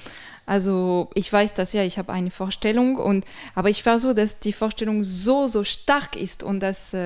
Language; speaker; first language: German; non-native, fluent; French